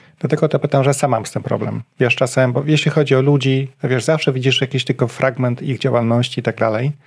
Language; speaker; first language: Polish; native; Polish